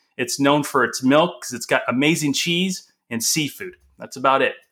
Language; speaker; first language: English; early bilingual, other home language; Portuguese